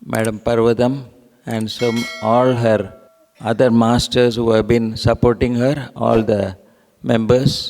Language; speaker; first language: English; non-native, local second language; Tamil